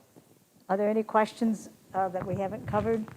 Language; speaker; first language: English; native; English